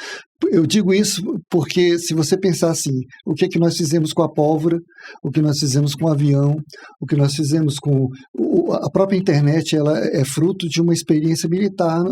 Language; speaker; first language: Portuguese; native; Portuguese